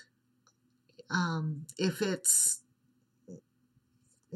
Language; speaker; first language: English; native; English